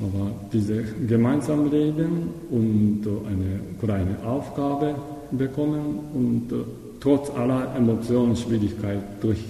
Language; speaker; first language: German; non-native, learner; Japanese